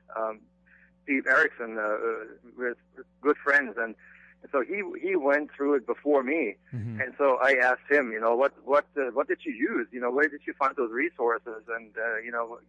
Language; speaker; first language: English; non-native, fluent; German